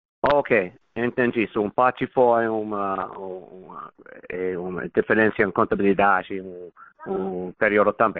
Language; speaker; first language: Portuguese; non-native, fluent; English